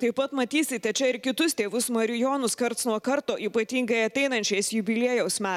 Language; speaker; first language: Lithuanian; native; Lithuanian